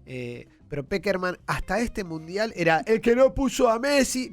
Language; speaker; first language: Spanish; native; Spanish